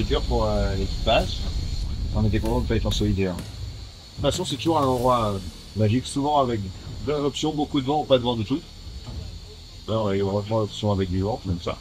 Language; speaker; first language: French; native; French